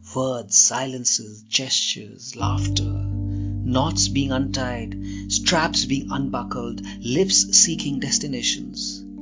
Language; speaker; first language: English; non-native, local second language; Hindi